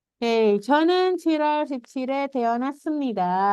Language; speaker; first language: Korean; non-native, fluent; Indonesian